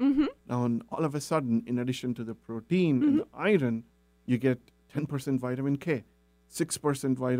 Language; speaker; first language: English; non-native, local second language; Telugu